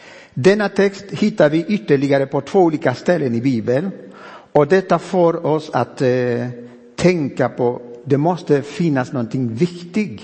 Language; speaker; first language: Swedish; non-native, fluent; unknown